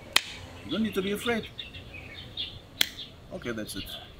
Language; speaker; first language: English; non-native, fluent; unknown